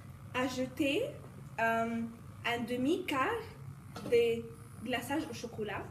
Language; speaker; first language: French; non-native, learner; English